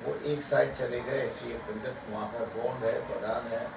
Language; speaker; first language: Hindi; non-native, local second language; Marathi